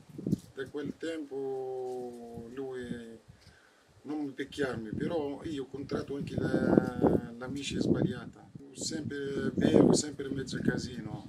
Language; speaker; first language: Italian; non-native, learner; Arabic